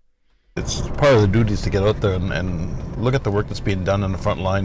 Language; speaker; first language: English; non-native, local second language; French